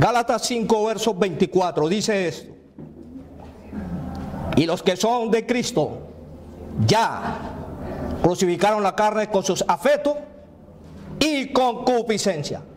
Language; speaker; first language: Spanish; native; Spanish